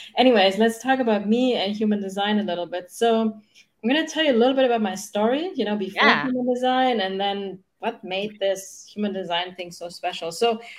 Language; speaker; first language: English; non-native, fluent; German